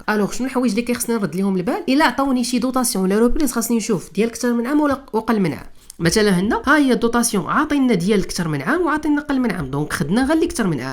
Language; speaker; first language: Arabic; native; Arabic